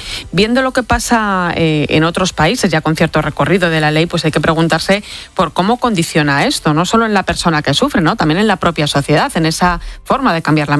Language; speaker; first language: Spanish; native; Spanish